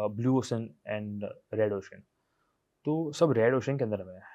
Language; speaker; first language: Hindi; non-native, local second language; Gujarati